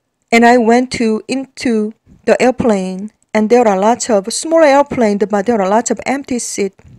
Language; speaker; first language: English; non-native, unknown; Korean